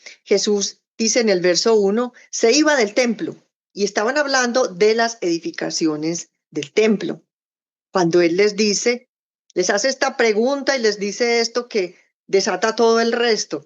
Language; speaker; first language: Spanish; native; Spanish